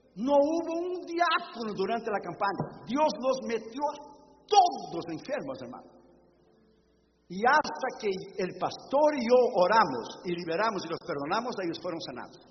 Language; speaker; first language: Spanish; non-native, fluent; Portuguese